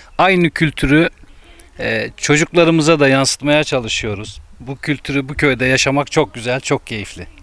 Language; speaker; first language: Turkish; native; Turkish